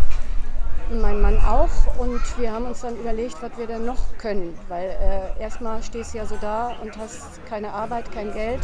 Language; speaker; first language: German; native; German